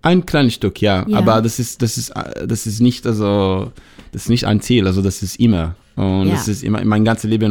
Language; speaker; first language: German; non-native, learner; Hebrew